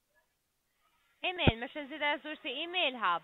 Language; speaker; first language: German; non-native, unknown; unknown